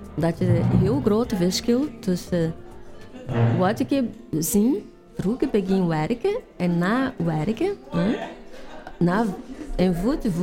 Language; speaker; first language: Dutch; non-native, learner; Portuguese